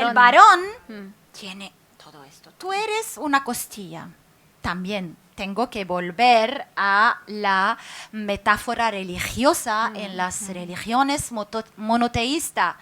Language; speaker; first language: Spanish; non-native, fluent; Arabic